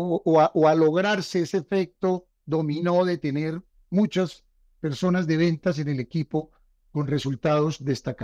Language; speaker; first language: Spanish; native; Spanish